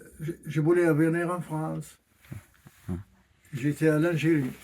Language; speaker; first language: French; non-native, learner; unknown